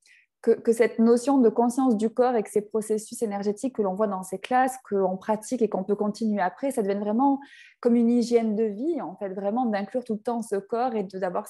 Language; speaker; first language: French; native; French